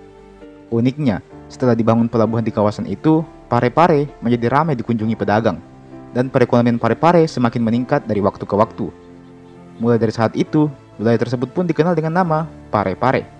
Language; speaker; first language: Indonesian; native; Indonesian